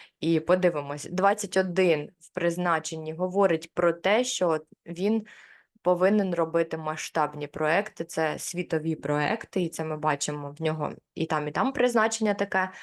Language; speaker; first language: Ukrainian; non-native, local second language; Russian